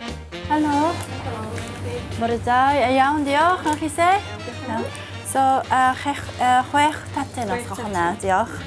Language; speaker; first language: Welsh; non-native, learner; Japanese